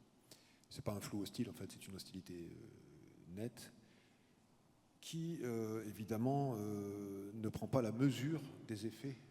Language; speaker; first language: French; native; French